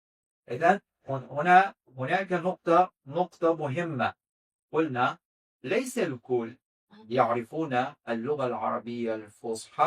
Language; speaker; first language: Arabic; non-native, fluent; Azerbaijani